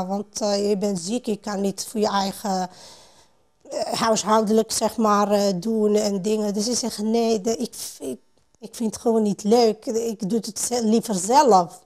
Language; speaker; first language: Dutch; non-native, fluent; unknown